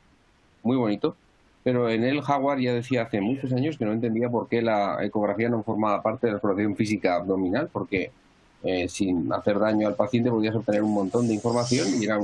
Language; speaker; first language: Spanish; native; Spanish